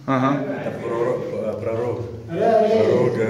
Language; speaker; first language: Russian; non-native, learner; Kurdish